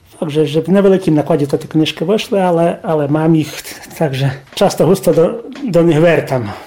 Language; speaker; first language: Polish; non-native, local second language; Rusyn